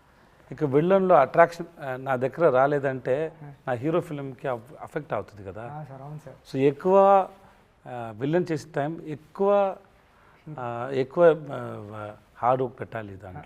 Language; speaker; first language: Telugu; non-native, learner; Tamil